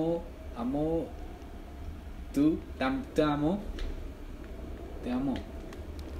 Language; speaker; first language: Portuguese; non-native, learner; English